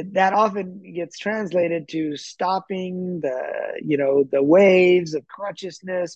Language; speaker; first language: English; native; English